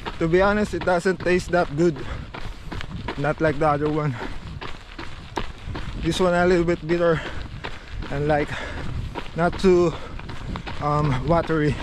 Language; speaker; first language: English; non-native, local second language; Filipino